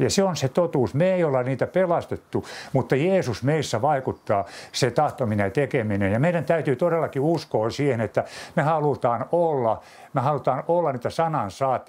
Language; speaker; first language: Finnish; native; Finnish